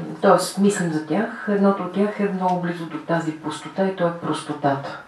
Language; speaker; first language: Bulgarian; native; Bulgarian